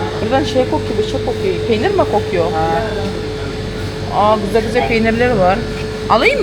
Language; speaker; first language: Turkish; non-native, learner; Kazakh